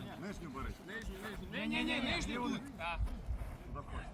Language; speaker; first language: Ukrainian; native; Ukrainian